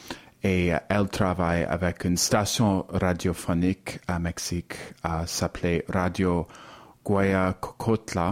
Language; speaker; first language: French; non-native, learner; English